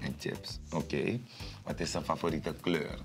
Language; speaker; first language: Dutch; native; Dutch